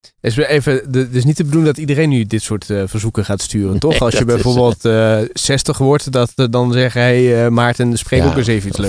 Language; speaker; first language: Dutch; native; Dutch